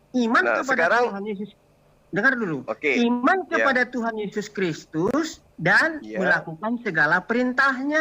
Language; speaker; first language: Indonesian; native; Indonesian